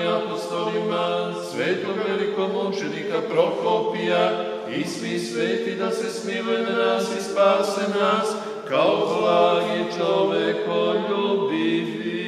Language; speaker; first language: Bosnian; native; Bosnian